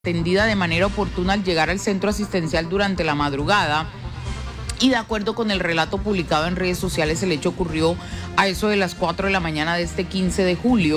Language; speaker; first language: Spanish; native; Spanish